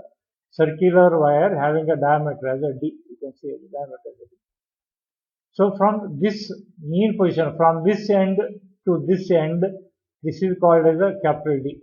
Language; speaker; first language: English; non-native, local second language; Kannada